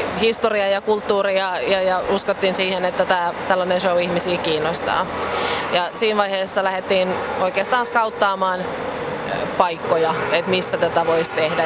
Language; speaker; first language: Finnish; native; Finnish